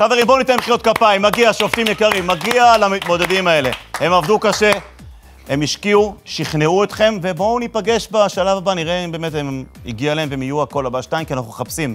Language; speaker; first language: Hebrew; native; Hebrew